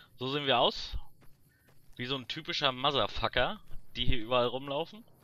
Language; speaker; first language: German; native; German